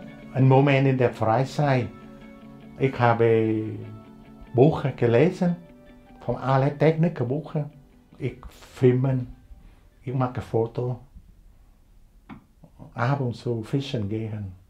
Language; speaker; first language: German; non-native, learner; Vietnamese